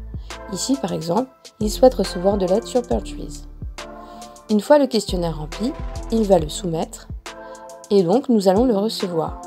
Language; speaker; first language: French; native; French